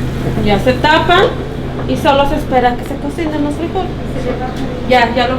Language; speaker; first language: Spanish; native; Spanish